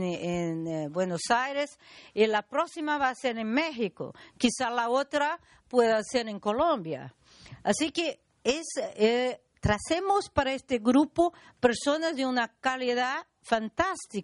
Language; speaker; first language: Spanish; non-native, learner; Portuguese